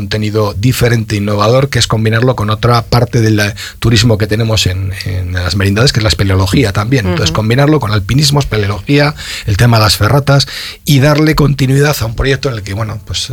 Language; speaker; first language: Spanish; native; Spanish